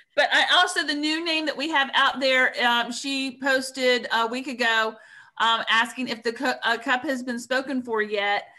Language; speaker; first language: English; native; English